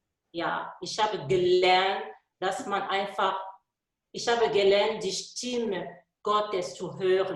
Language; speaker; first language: German; non-native, learner; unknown